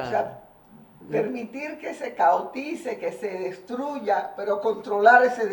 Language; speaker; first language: Spanish; native; Spanish